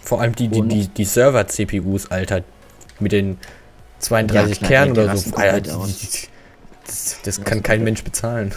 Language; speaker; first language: German; native; German